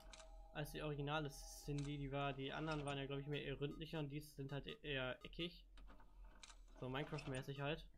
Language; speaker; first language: German; native; German